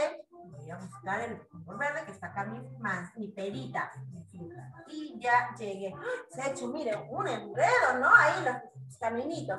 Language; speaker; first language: Spanish; native; Spanish